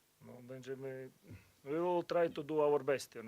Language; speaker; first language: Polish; non-native, learner; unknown